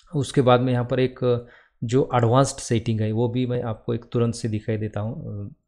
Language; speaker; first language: Hindi; non-native, local second language; Marathi